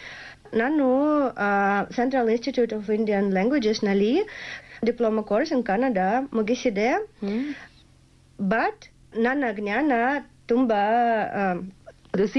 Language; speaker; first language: Kannada; non-native, learner; Russian